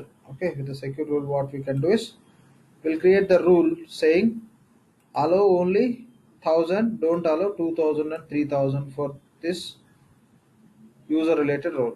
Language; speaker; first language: English; non-native, local second language; Telugu